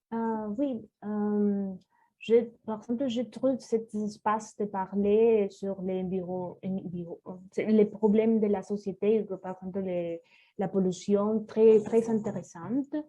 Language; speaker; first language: French; non-native, learner; Spanish